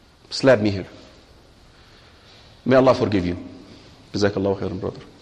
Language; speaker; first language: English; non-native, fluent; Arabic